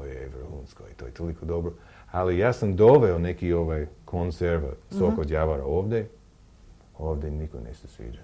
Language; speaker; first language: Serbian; non-native, learner; English